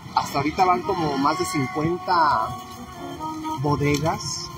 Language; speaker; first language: Spanish; native; Spanish